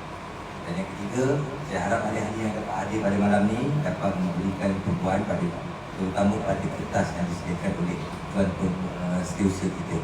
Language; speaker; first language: Malay; native; Malay